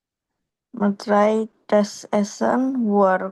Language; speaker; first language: German; non-native, learner; Indonesian